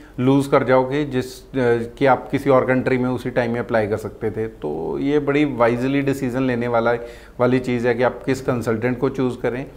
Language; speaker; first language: Hindi; non-native, local second language; Punjabi